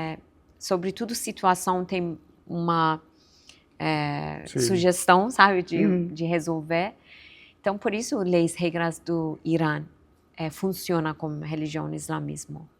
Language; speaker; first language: Portuguese; non-native, fluent; Persian